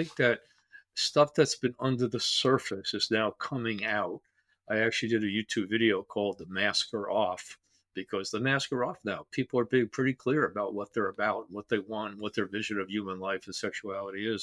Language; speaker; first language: English; native; English